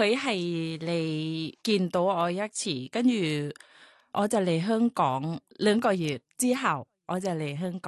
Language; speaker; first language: Chinese; non-native, fluent; Thai